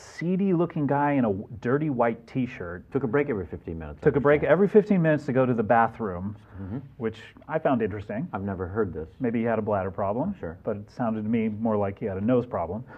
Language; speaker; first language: English; native; English